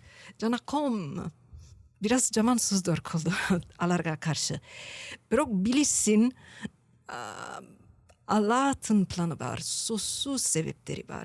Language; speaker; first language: Kyrgyz; non-native, learner; Italian